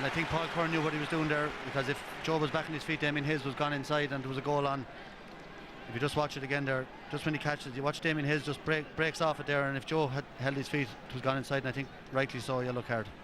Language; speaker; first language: English; native; English